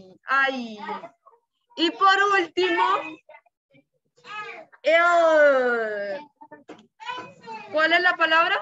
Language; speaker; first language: Spanish; native; Spanish